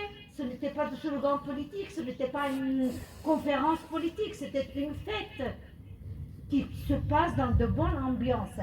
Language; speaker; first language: French; non-native, fluent; Arabic